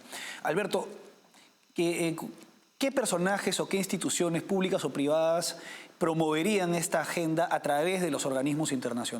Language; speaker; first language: Spanish; native; Spanish